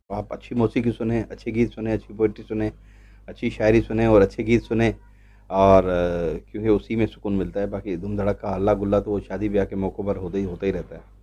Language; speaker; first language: Urdu; non-native, local second language; Sindhi